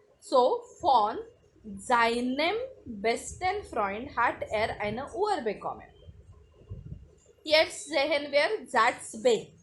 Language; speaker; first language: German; non-native, fluent; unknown